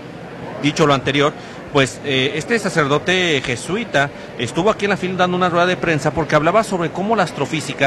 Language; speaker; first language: Spanish; native; Spanish